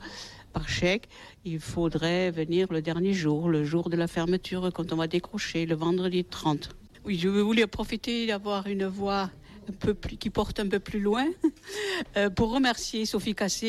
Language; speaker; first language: French; native; French